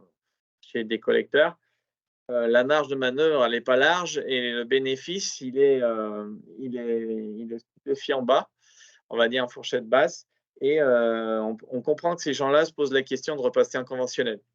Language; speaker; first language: French; native; French